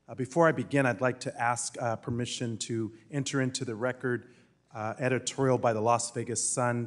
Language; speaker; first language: English; native; English